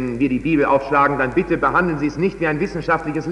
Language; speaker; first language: German; native; German